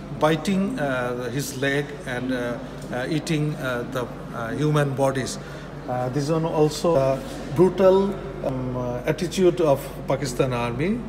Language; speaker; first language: English; non-native, local second language; Bangla